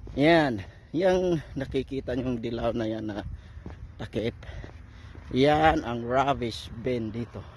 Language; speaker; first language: Filipino; non-native, local second language; Cebuano